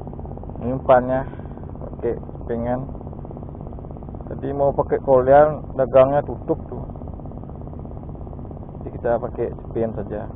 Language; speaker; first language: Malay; non-native, local second language; Balinese